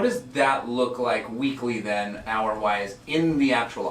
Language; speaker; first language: English; native; English